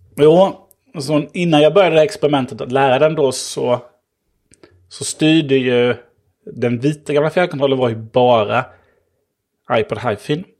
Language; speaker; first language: Swedish; native; Swedish